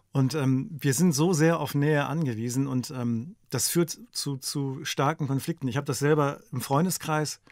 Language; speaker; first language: German; native; German